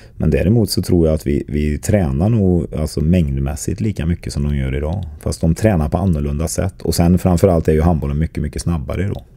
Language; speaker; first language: Swedish; native; Swedish